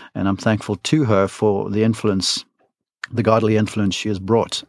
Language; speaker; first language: English; native; English